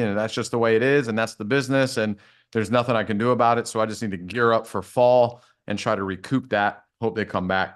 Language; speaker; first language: English; native; English